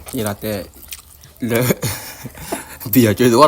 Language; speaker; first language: Burmese; non-native, learner; S'gaw Karen